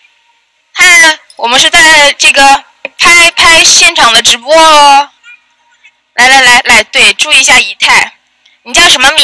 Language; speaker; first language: Chinese; native; Chinese